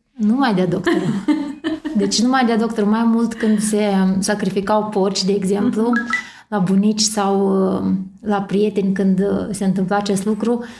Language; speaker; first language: Romanian; native; Romanian